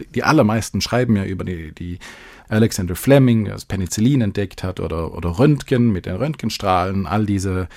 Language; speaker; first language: German; non-native, fluent; Swedish